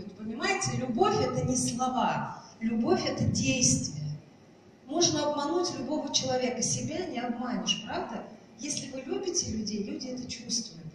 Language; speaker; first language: Russian; non-native, local second language; Tatar